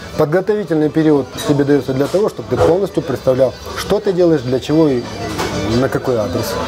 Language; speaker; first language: Russian; non-native, local second language; Kazakh